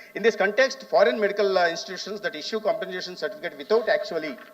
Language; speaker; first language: English; non-native, local second language; Telugu